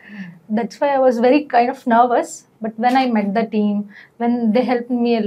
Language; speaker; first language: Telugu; non-native, learner; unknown